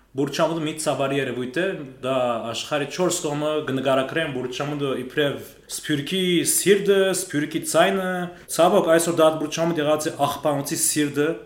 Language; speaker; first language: Armenian; early bilingual, heritage; Armenian